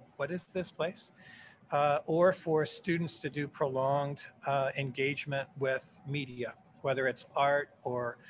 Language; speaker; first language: English; native; English